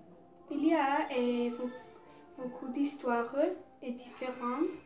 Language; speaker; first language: French; non-native, learner; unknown